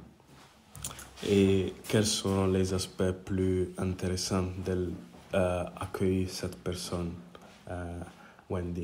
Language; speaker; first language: French; non-native, learner; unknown